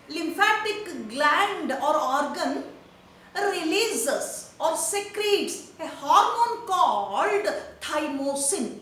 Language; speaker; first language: English; non-native, local second language; Kannada